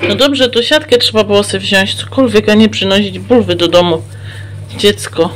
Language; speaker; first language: Polish; native; Polish